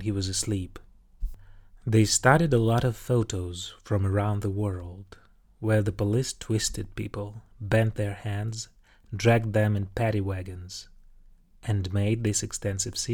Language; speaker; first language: English; non-native, fluent; Russian